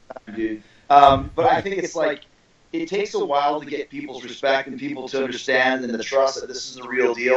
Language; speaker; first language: English; native; English